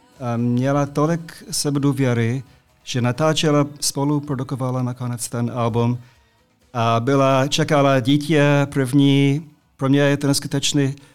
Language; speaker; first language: Czech; non-native, fluent; English